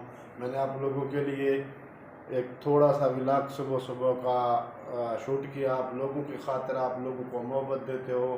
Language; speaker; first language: Hindi; non-native, local second language; Baluchi